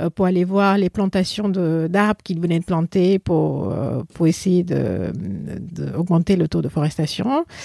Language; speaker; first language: French; non-native, fluent; Assamese